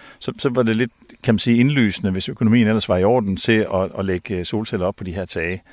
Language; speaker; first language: Danish; native; Danish